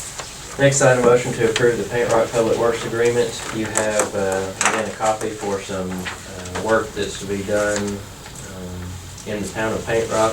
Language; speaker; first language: English; native; English